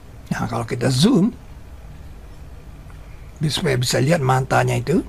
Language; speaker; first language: Indonesian; native; Indonesian